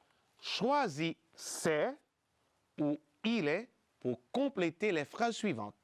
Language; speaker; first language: French; non-native, fluent; Spanish